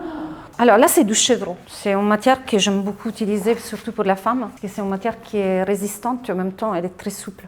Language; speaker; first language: French; non-native, fluent; Italian